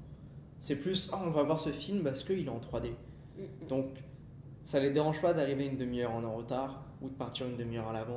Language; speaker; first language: French; native; French